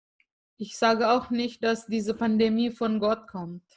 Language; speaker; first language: German; non-native, fluent; Indonesian